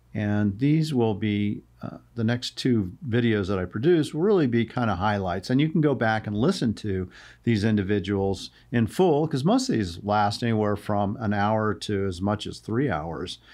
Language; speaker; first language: English; native; English